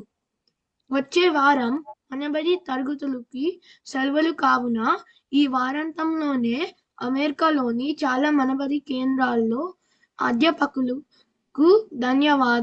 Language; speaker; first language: Telugu; early bilingual, heritage; Telugu